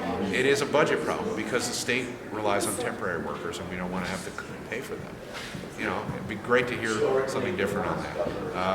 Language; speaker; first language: English; native; English